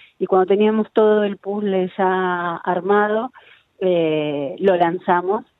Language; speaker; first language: Spanish; native; Spanish